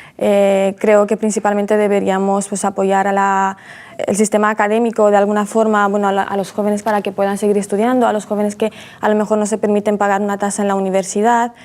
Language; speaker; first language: Spanish; early bilingual, other home language; Romanian